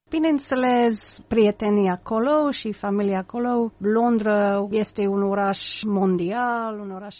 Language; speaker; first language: Romanian; non-native, learner; English